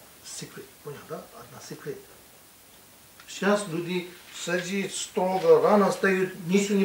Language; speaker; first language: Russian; non-native, learner; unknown